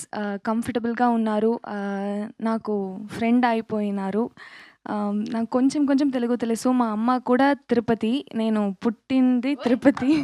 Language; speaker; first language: Telugu; non-native, local second language; Tamil